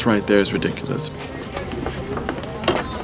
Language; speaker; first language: English; native; English